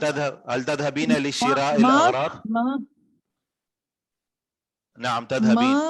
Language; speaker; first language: Arabic; non-native, fluent; Urdu